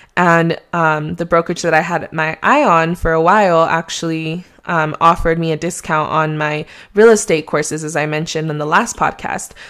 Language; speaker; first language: English; non-native, fluent; Spanish